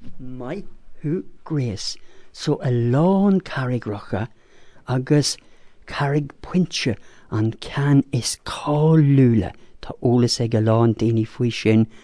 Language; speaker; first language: Irish; non-native, local second language; English